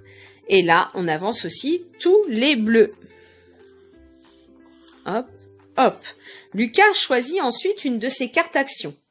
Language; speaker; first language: French; native; French